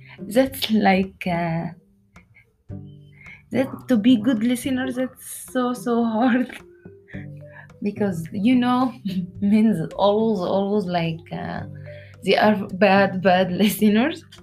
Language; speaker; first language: English; non-native, learner; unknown